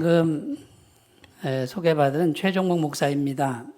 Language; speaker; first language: Korean; native; Korean